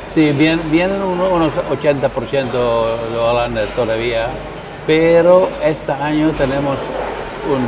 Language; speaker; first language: Spanish; non-native, learner; Dutch